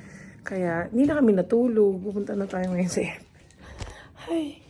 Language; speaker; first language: Filipino; native; Filipino